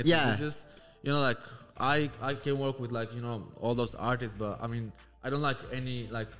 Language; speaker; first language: English; non-native, fluent; Albanian